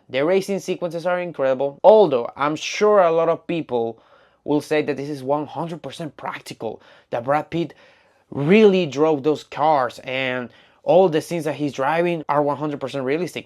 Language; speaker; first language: English; non-native, fluent; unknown